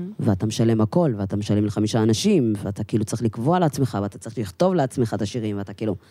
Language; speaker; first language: Hebrew; early bilingual, other home language; Amharic